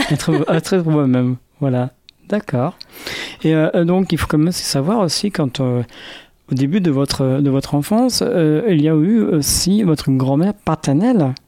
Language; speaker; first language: French; native; French